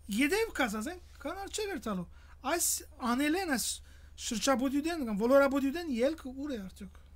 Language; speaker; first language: Armenian; early bilingual, heritage; Armenian